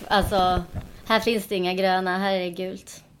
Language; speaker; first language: Swedish; native; Swedish